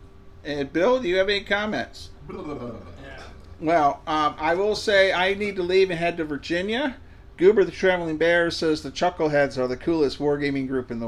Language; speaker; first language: English; native; English